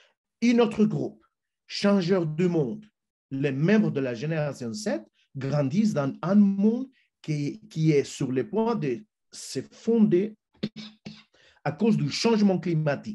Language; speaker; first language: French; non-native, fluent; Spanish